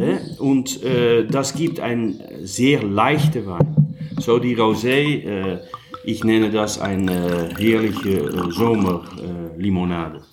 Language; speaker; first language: German; non-native, learner; Dutch